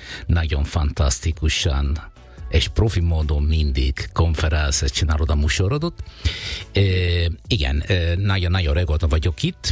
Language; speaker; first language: Hungarian; non-native, fluent; Italian